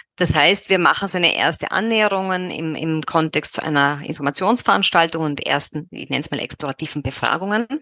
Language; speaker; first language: German; native; German